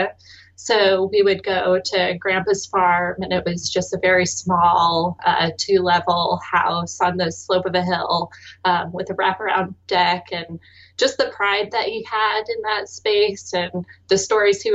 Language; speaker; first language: English; native; English